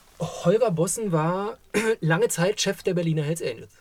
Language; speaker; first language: German; native; German